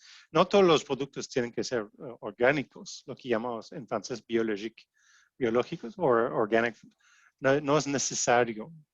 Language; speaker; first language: Spanish; non-native, fluent; French